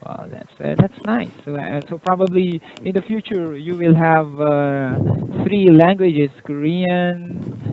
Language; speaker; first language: English; non-native, local second language; Filipino